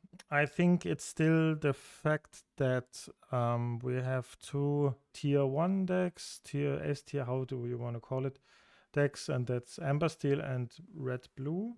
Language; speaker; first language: English; non-native, fluent; German